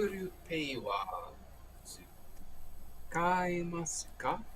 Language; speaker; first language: Japanese; non-native, learner; English